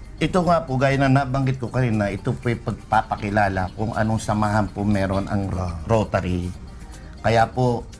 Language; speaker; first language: Filipino; native; Filipino